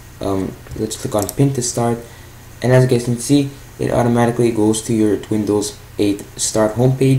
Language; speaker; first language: English; native; English